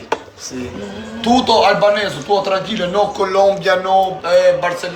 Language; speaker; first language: Italian; non-native, learner; Albanian